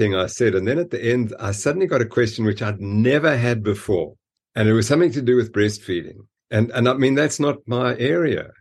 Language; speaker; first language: English; native; English